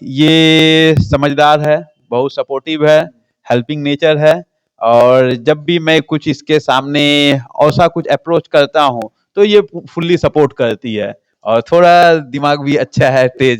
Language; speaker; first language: Hindi; native; Hindi